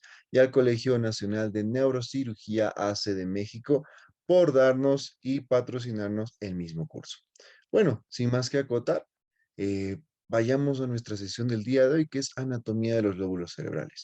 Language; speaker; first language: Spanish; native; Spanish